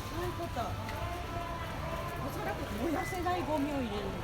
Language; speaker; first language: Japanese; native; Japanese